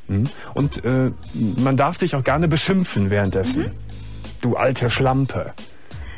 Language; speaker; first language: German; native; German